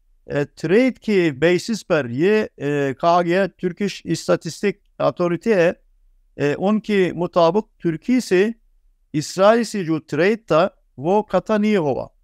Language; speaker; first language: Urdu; non-native, fluent; Turkish